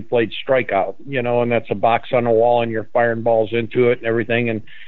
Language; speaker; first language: English; native; English